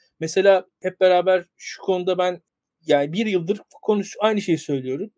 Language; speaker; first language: Turkish; native; Turkish